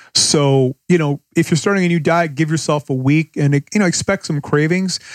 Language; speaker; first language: English; native; English